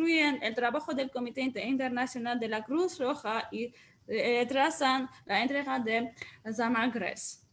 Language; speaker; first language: Spanish; non-native, fluent; Armenian